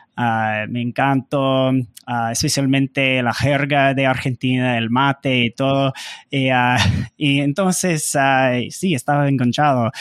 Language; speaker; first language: Spanish; non-native, learner; English